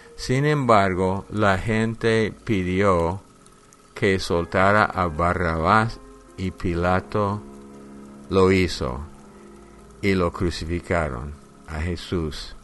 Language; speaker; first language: Spanish; non-native, fluent; English